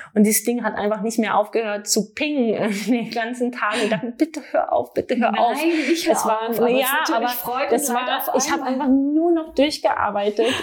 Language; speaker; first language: German; native; German